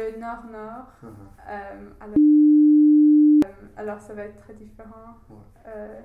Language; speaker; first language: French; non-native, learner; English